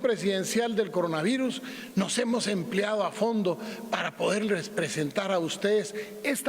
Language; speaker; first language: Spanish; native; Spanish